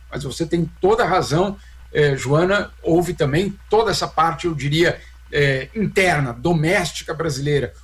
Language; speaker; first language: Portuguese; native; Portuguese